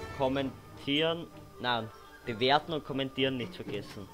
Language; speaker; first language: German; native; German